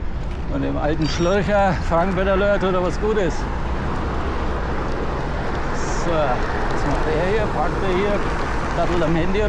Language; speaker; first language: German; native; German